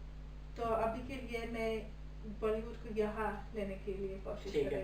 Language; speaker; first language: Hindi; early bilingual, heritage; Hindi